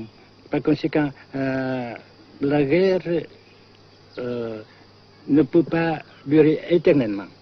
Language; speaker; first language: French; non-native, local second language; Vietnamese